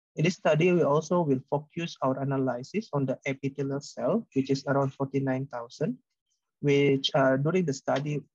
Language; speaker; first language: English; non-native, fluent; Indonesian